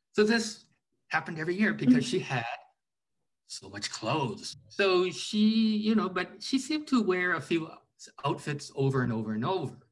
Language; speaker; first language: English; native; English